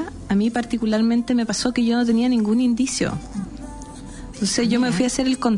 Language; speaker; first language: Spanish; native; Spanish